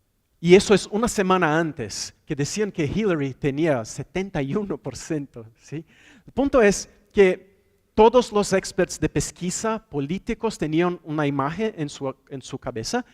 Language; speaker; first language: Spanish; non-native, fluent; Portuguese